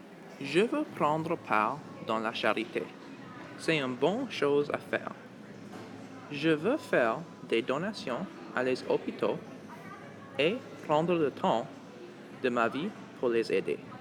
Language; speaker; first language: French; non-native, local second language; English